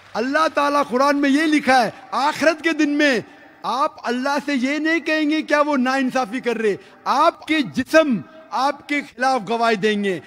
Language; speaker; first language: Hindi; non-native, local second language; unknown